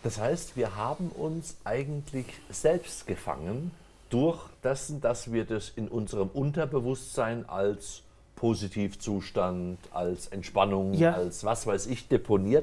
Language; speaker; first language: German; native; German